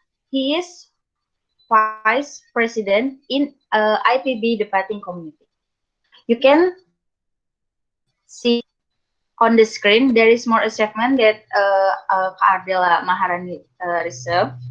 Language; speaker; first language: English; non-native, learner; Indonesian